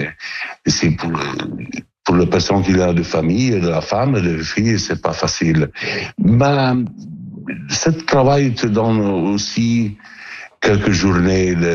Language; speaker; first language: French; non-native, learner; Italian